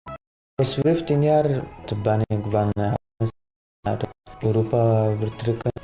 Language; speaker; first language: Dutch; early bilingual, other home language; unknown